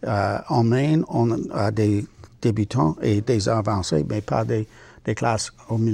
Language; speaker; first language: French; non-native, learner; English